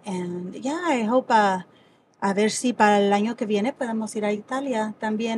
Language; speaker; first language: Spanish; early bilingual, heritage; Spanish